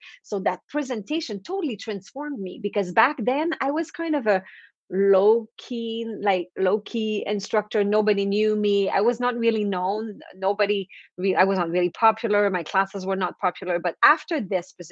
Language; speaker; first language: English; non-native, fluent; French